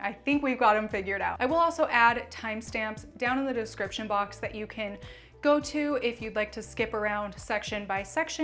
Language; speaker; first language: English; native; English